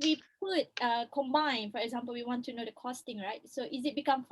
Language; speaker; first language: English; non-native, local second language; Malay